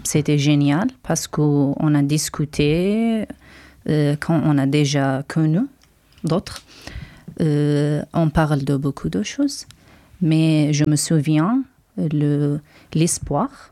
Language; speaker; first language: French; non-native, learner; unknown